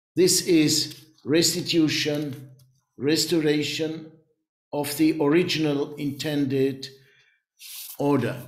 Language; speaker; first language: English; non-native, fluent; German